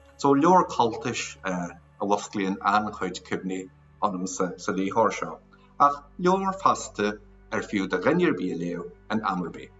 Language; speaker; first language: Irish; native; Irish